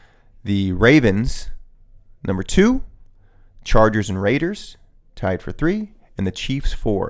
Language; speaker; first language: English; native; English